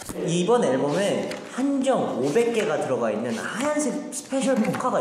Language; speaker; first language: Korean; native; Korean